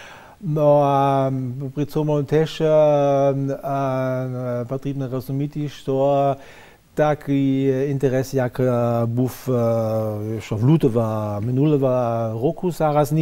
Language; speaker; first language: Ukrainian; non-native, fluent; German